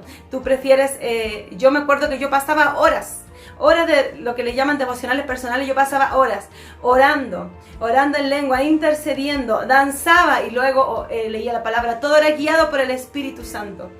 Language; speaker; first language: Spanish; native; Spanish